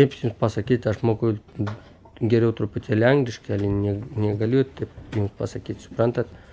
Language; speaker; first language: Lithuanian; non-native, local second language; Romany